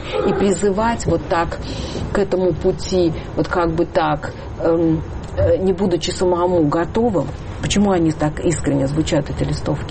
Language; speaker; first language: Russian; native; Russian